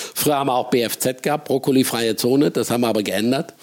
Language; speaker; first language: German; native; German